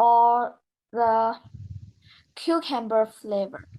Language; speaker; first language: English; non-native, learner; Chinese